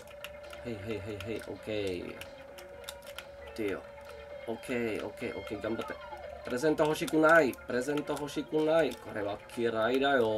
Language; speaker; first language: Japanese; non-native, learner; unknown